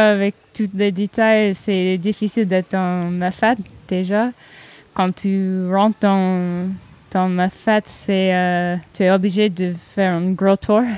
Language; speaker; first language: French; non-native, learner; English